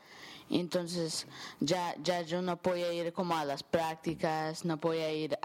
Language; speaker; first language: Spanish; early bilingual, heritage; Spanish